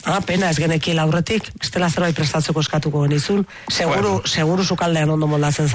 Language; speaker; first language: Basque; native; Basque